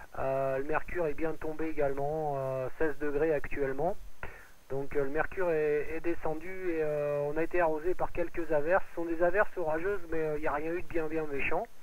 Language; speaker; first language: French; native; French